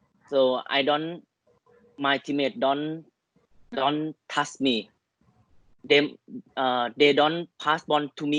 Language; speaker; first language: English; non-native, learner; Thai